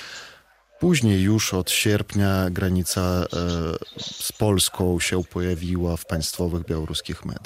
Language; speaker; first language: Polish; non-native, fluent; Belarusian